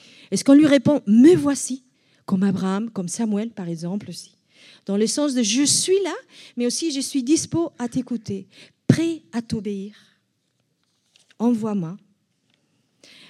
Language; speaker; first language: French; non-native, fluent; Spanish